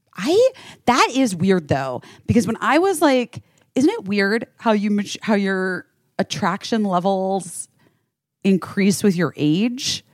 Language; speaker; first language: English; native; English